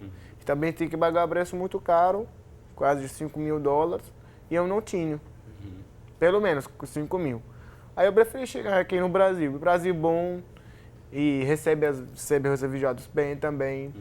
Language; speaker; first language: Portuguese; non-native, learner; Arabic